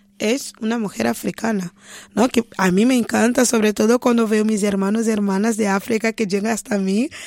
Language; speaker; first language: Spanish; non-native, fluent; Portuguese